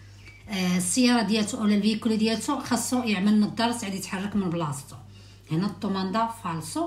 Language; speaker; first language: Arabic; native; Arabic